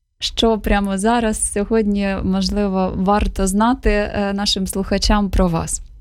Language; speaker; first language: Ukrainian; native; Ukrainian